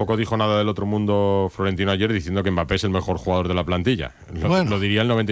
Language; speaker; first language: Spanish; native; Spanish